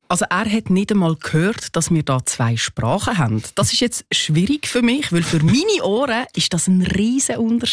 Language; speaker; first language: German; native; German